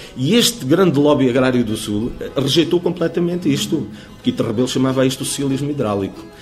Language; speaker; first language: Portuguese; native; Portuguese